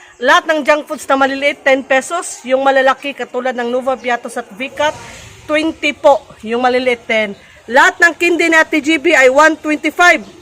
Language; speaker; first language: Filipino; non-native, local second language; Cebuano